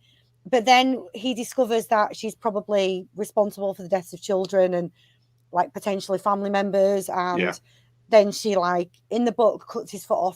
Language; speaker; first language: English; native; English